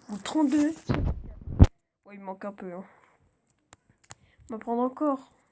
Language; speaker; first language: French; native; French